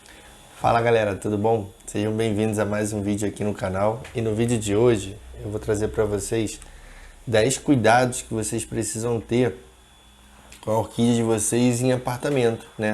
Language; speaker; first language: Portuguese; native; Portuguese